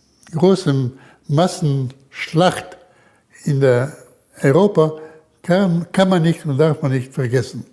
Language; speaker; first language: German; early bilingual, heritage; German